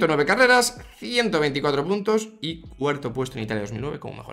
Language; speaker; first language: Spanish; native; Spanish